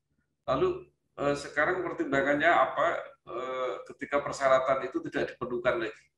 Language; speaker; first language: Indonesian; native; Indonesian